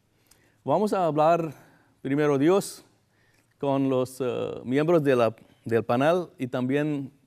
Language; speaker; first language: Spanish; non-native, fluent; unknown